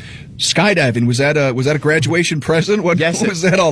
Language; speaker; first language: English; native; English